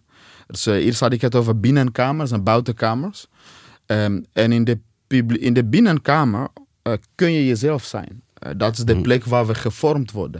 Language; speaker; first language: Dutch; non-native, fluent; Swahili